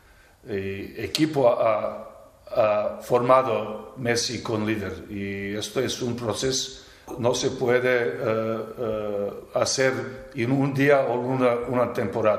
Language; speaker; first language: Spanish; non-native, fluent; Serbian